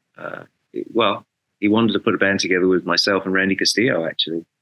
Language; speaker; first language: English; native; English